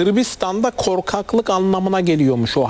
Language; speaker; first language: Turkish; native; Turkish